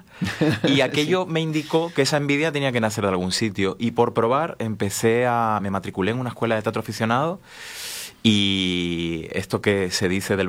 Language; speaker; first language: Spanish; native; Spanish